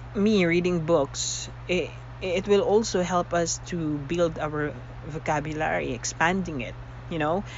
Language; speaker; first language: English; non-native, local second language; Filipino